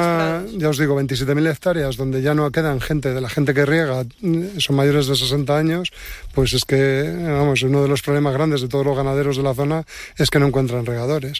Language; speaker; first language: Spanish; native; Spanish